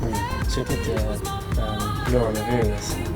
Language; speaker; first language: French; non-native, learner; English